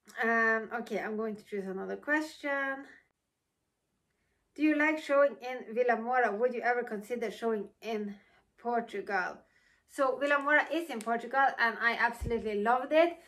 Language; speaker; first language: English; non-native, fluent; Norwegian